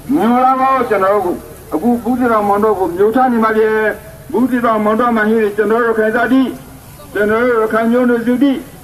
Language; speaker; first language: Burmese; native; Burmese